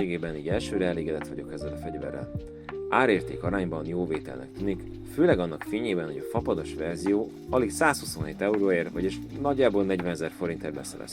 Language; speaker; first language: Hungarian; native; Hungarian